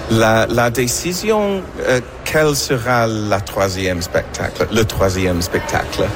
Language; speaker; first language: French; non-native, learner; English